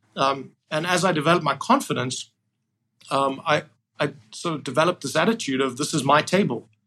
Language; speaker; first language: English; native; English